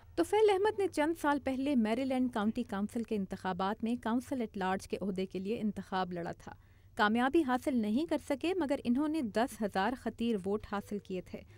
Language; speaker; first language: Urdu; native; Urdu